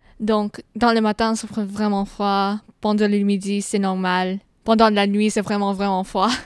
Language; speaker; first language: French; non-native, learner; Filipino